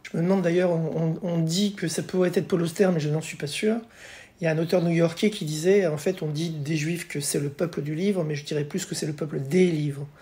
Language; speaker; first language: French; native; French